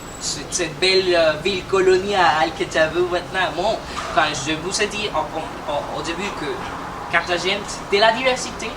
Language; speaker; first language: French; non-native, fluent; Spanish